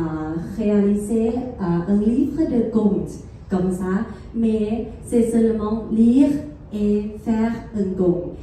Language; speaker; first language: French; non-native, fluent; Thai